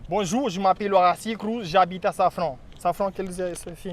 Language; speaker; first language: French; non-native, learner; Kabuverdianu